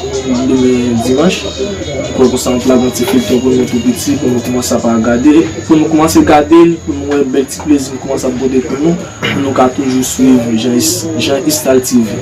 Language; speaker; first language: French; non-native, learner; Haitian Creole